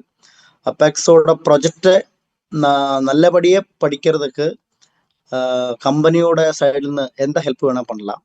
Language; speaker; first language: Tamil; non-native, learner; Malayalam